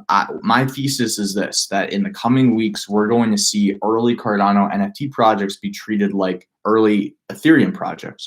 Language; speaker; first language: English; native; English